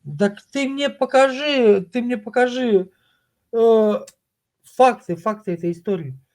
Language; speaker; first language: Russian; native; Russian